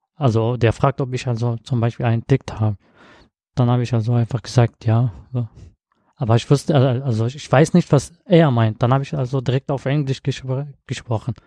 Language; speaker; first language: German; non-native, learner; Arabic